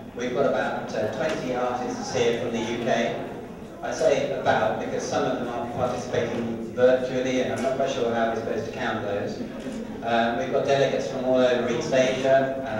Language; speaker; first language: English; native; English